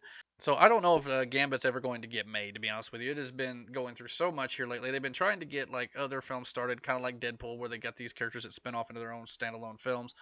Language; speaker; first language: English; native; English